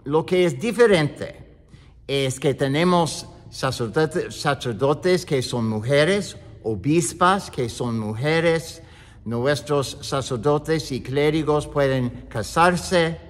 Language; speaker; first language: Spanish; non-native, learner; English